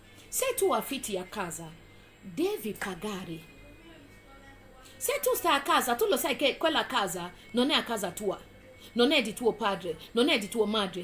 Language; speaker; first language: Italian; non-native, fluent; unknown